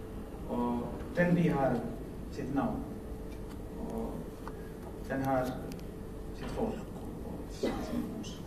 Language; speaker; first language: Swedish; non-native, learner; Icelandic